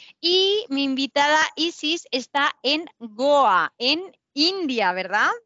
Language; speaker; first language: Spanish; native; Spanish